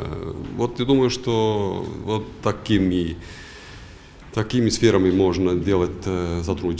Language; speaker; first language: Russian; non-native, fluent; Estonian